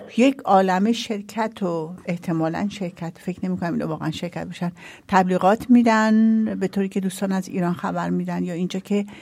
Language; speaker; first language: Persian; native; Persian